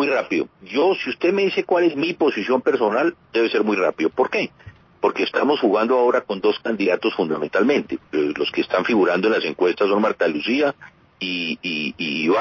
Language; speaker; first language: Spanish; native; Spanish